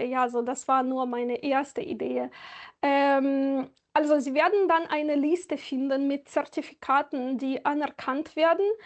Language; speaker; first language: German; non-native, fluent; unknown